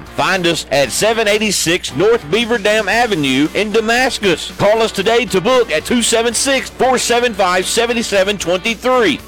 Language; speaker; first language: English; native; English